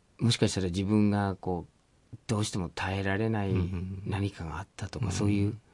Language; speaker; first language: Japanese; non-native, fluent; English